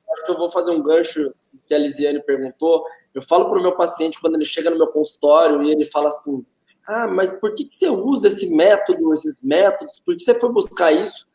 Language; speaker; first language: Portuguese; native; Portuguese